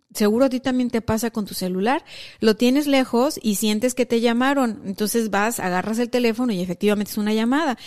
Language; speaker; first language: Spanish; native; Spanish